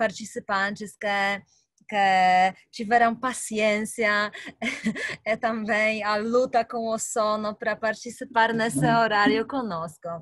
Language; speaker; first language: Portuguese; non-native, fluent; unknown